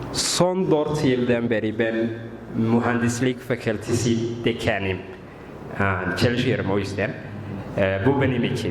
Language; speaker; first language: Turkish; non-native, learner; Somali